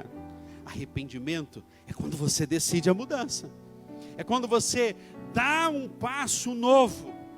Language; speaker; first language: Portuguese; native; Portuguese